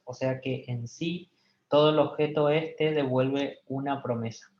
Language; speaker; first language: Spanish; native; Spanish